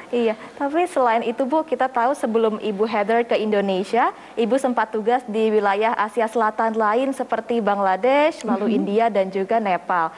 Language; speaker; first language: Indonesian; native; Indonesian